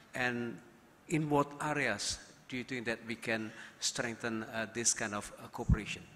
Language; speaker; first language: English; non-native, fluent; Indonesian